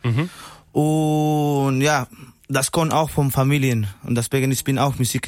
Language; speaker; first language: German; non-native, learner; Spanish